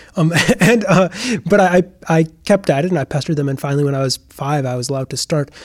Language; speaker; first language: English; native; English